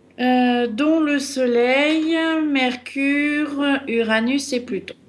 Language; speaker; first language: French; native; French